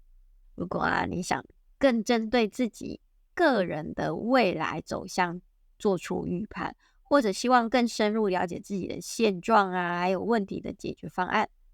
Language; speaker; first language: Chinese; native; Chinese